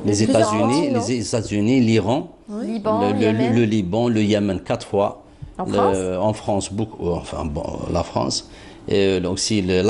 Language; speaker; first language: French; non-native, local second language; Arabic